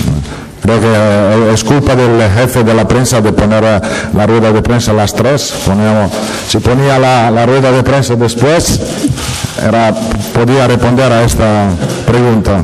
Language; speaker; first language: Spanish; non-native, fluent; Italian